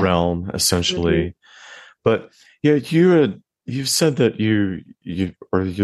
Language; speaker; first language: English; native; English